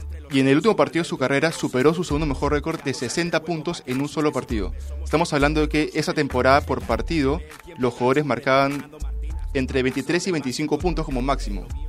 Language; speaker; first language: Spanish; native; Spanish